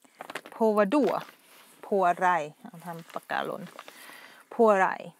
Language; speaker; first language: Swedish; non-native, fluent; Thai